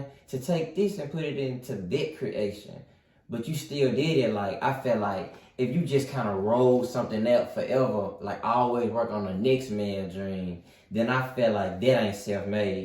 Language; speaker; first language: English; native; English